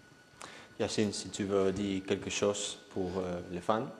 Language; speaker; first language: French; non-native, learner; Spanish